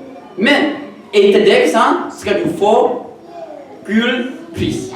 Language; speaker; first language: Norwegian; non-native, learner; Hakha Chin